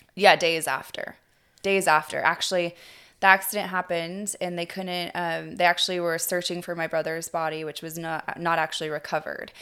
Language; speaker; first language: English; native; English